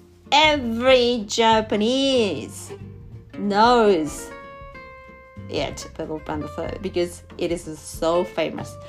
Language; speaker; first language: English; non-native, learner; Japanese